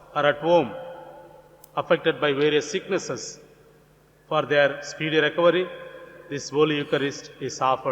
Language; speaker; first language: English; non-native, local second language; Gujarati